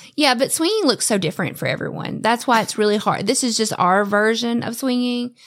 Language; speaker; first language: English; native; English